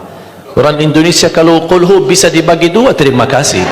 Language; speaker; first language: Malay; non-native, fluent; Arabic